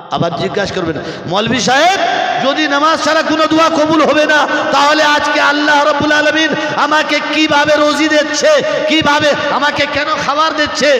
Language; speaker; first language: Bangla; non-native, local second language; Urdu